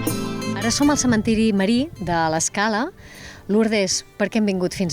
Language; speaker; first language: Catalan; native; Catalan